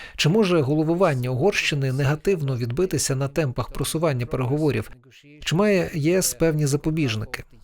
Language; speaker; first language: Ukrainian; native; Ukrainian